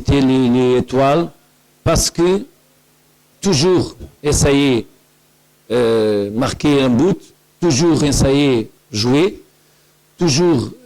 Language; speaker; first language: French; non-native, learner; Portuguese